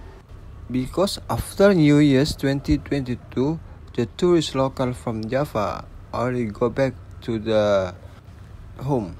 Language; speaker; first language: English; non-native, learner; Indonesian